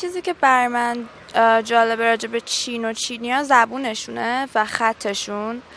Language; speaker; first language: Persian; native; Persian